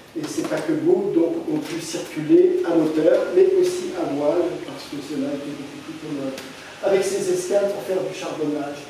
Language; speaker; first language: French; native; French